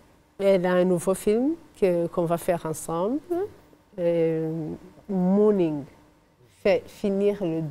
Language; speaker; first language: French; non-native, fluent; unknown